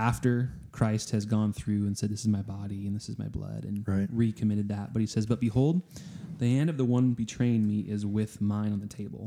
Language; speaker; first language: English; native; English